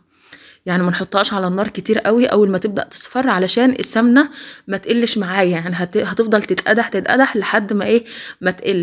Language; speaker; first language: Arabic; native; Arabic